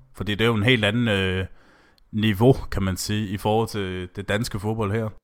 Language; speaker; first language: Danish; native; Danish